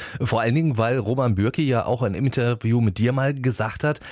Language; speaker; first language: German; native; German